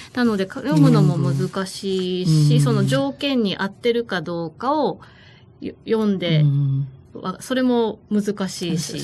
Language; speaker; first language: Japanese; native; Japanese